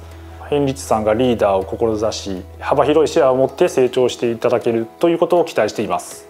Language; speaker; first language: Japanese; native; Japanese